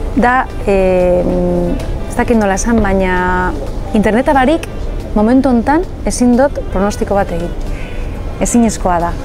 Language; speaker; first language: Basque; non-native, local second language; Spanish